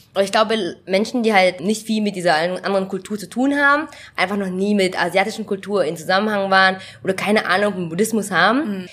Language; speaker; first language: German; early bilingual, other home language; Vietnamese